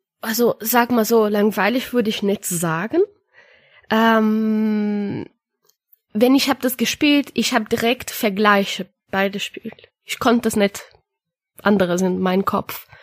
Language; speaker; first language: German; non-native, learner; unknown